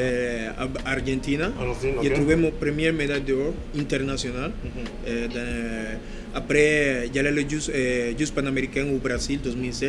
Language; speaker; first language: French; non-native, learner; Spanish